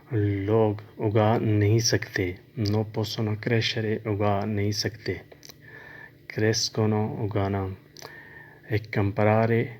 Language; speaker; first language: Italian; non-native, learner; Urdu